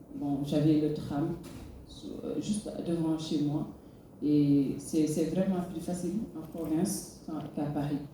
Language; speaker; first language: French; non-native, local second language; Fula